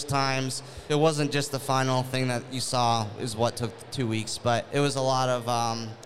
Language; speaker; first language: English; native; English